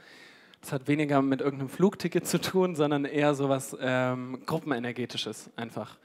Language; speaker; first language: German; native; German